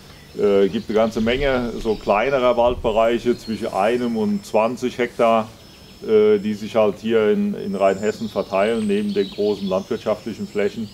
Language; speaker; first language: German; native; German